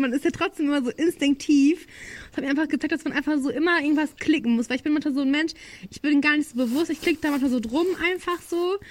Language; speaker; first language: German; native; German